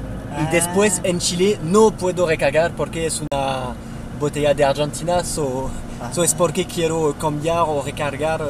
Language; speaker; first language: Spanish; non-native, learner; French